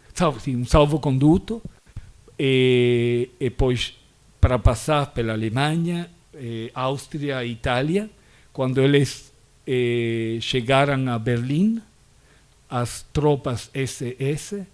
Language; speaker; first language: Portuguese; non-native, fluent; Spanish